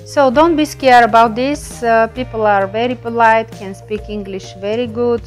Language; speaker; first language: English; non-native, learner; Bulgarian